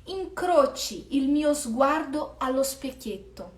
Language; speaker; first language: Italian; non-native, fluent; Portuguese